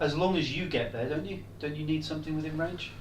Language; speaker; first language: English; native; English